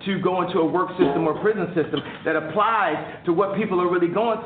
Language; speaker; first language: English; native; English